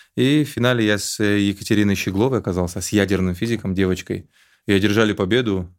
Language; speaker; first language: Russian; native; Russian